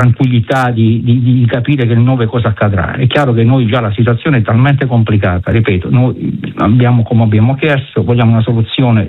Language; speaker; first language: Italian; native; Italian